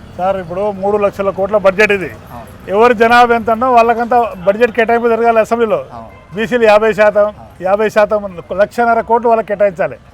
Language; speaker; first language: Telugu; non-native, local second language; Lambadi